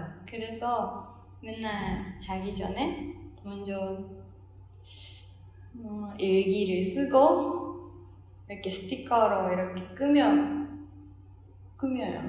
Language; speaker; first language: Korean; non-native, fluent; Japanese